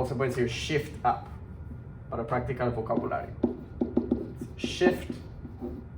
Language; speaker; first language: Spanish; early bilingual, heritage; Spanish